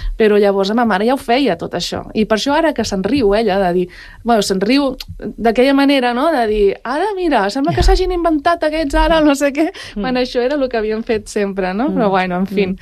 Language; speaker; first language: Catalan; native; Catalan